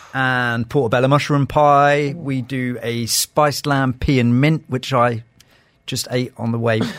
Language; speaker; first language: English; native; English